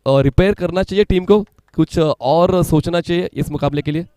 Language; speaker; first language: Hindi; non-native, local second language; Marathi